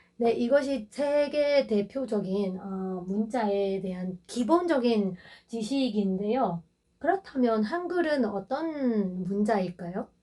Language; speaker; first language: Korean; non-native, fluent; Burmese